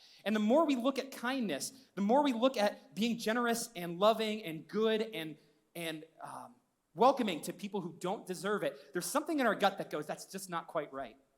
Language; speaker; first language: English; native; English